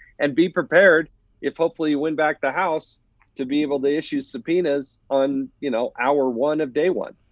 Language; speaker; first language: English; native; English